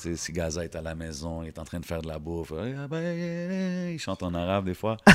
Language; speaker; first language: French; early bilingual, other home language; Arabic